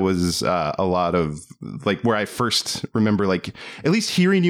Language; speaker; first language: English; native; English